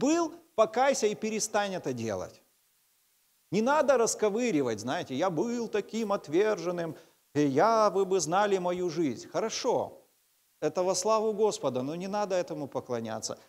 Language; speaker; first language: Russian; native; Russian